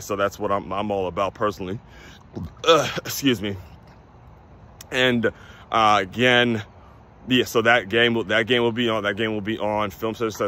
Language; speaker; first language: English; native; English